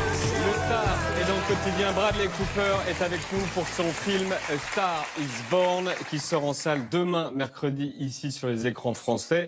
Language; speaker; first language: French; native; French